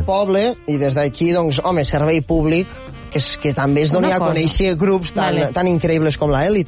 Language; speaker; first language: Catalan; native; Catalan